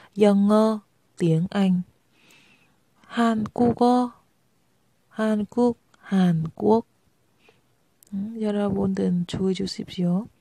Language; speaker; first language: Korean; non-native, learner; Vietnamese